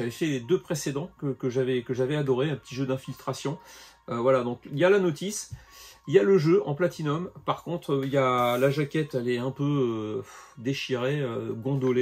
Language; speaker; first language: French; native; French